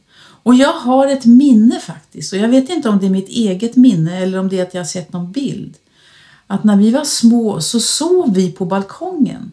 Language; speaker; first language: Swedish; native; Swedish